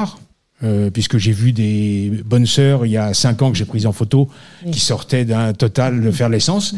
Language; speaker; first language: French; native; French